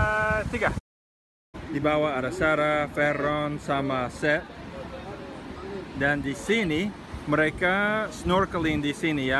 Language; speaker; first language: Indonesian; non-native, fluent; English